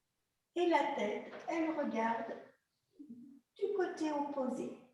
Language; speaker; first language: French; native; French